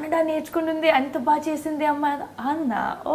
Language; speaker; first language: Telugu; non-native, fluent; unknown